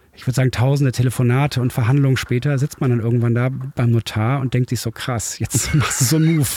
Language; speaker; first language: German; native; German